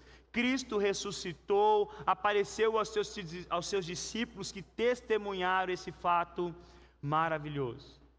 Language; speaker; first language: Portuguese; native; Portuguese